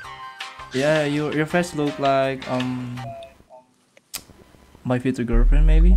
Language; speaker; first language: English; non-native, learner; Indonesian